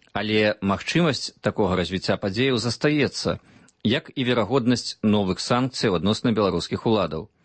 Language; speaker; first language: Belarusian; native; Belarusian